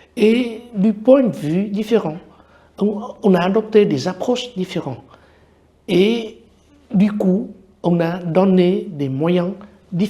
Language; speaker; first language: French; non-native, fluent; Vietnamese